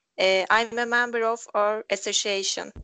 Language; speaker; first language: English; non-native, local second language; Turkish